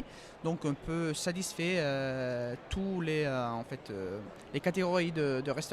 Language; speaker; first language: French; early bilingual, heritage; French